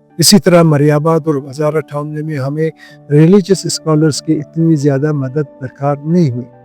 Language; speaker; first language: Urdu; non-native, local second language; Hazaragi